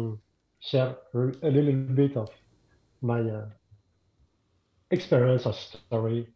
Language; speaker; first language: English; non-native, fluent; French